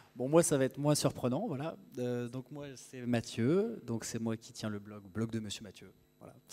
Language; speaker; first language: French; native; French